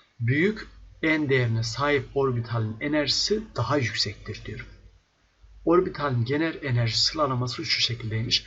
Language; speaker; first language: Turkish; native; Turkish